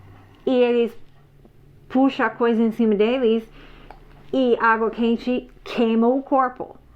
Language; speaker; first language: Portuguese; non-native, fluent; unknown